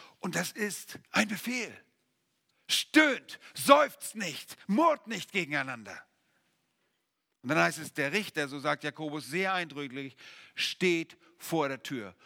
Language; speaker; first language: German; native; German